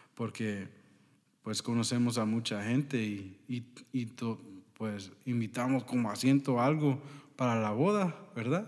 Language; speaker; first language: Spanish; early bilingual, heritage; Spanish